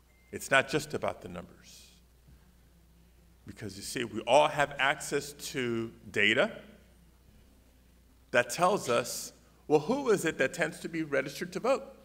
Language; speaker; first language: English; early bilingual, other home language; Spanish